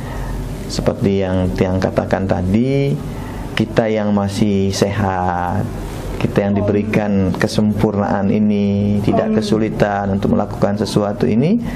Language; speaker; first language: Indonesian; non-native, local second language; Sasak